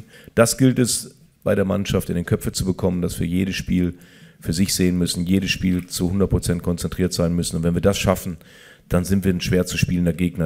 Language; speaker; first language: German; native; German